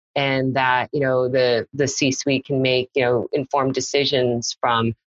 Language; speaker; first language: English; native; English